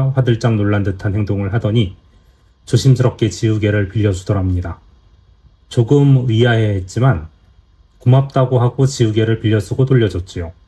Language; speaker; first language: Korean; native; Korean